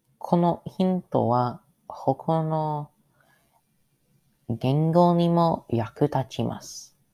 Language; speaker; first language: Japanese; non-native, learner; English